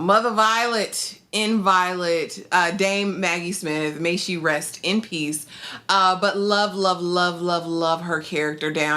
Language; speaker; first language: English; native; English